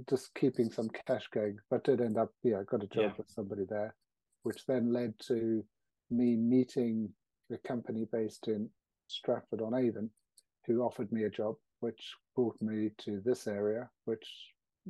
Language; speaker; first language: English; native; English